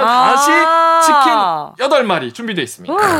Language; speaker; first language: Korean; native; Korean